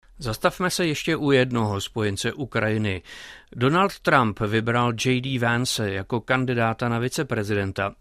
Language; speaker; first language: Czech; native; Czech